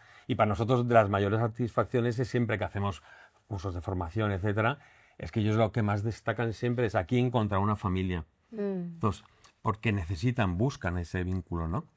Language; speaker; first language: Spanish; native; Spanish